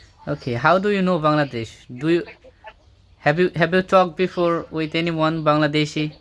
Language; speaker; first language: English; non-native, fluent; Bangla